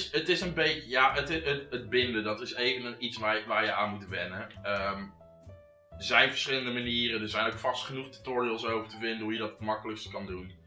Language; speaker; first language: Dutch; native; Dutch